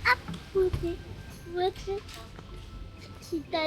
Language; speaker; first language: Japanese; native; Japanese